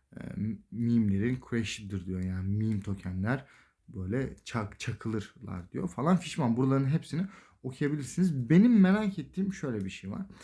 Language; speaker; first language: Turkish; native; Turkish